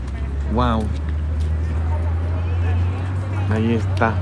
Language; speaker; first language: Spanish; early bilingual, heritage; Spanish